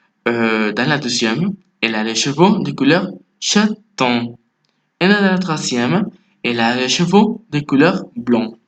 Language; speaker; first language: French; non-native, fluent; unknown